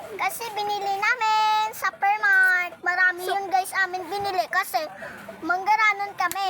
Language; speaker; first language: Filipino; native; Filipino